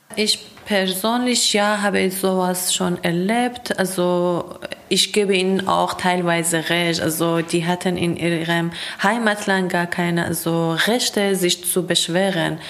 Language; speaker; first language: German; non-native, fluent; Persian